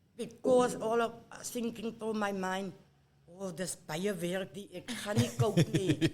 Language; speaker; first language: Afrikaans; native; Afrikaans